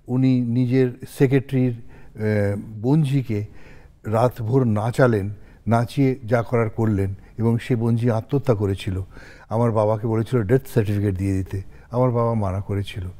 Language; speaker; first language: Bangla; native; Bangla